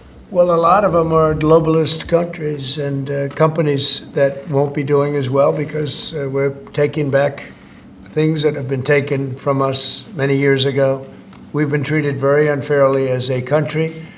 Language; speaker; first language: English; native; English